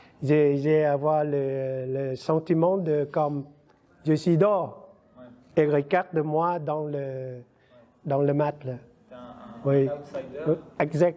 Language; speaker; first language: French; non-native, learner; Vietnamese